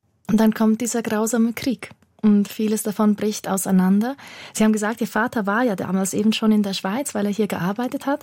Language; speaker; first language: German; native; German